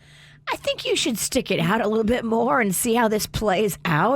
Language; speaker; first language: English; native; English